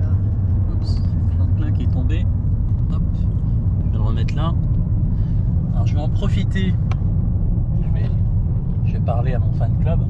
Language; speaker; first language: French; native; French